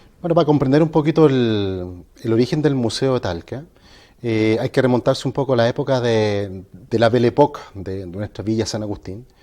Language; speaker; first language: Spanish; native; Spanish